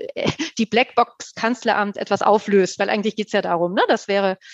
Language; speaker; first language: German; native; German